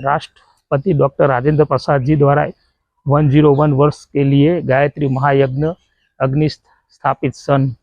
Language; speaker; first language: Hindi; non-native, local second language; Gujarati